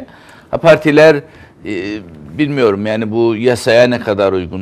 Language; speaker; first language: Turkish; native; Turkish